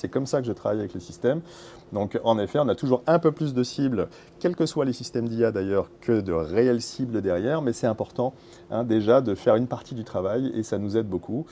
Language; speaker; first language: French; native; French